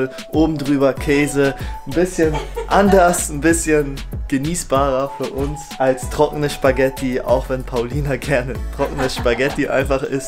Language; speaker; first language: German; native; German